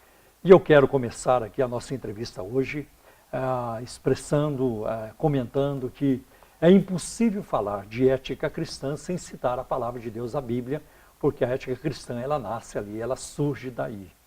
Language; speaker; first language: Portuguese; native; Portuguese